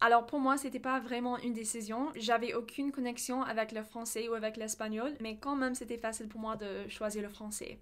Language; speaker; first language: French; non-native, fluent; English